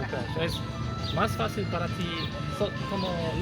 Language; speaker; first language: Spanish; non-native, learner; Polish